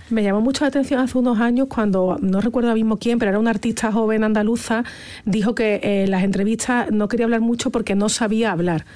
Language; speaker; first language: Spanish; native; Spanish